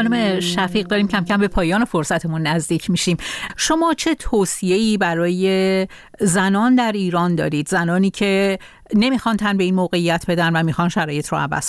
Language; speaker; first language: Persian; native; Persian